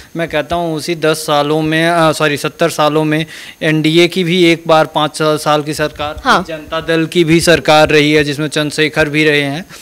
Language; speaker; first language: Hindi; native; Hindi